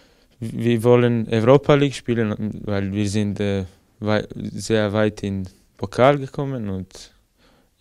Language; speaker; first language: German; non-native, learner; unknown